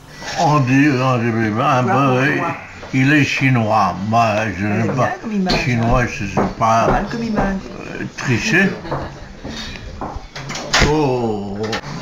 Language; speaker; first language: French; non-native, fluent; Chinese